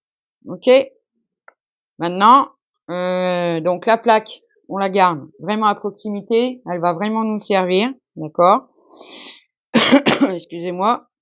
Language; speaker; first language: French; native; French